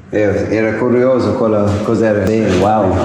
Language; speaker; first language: Italian; non-native, learner; English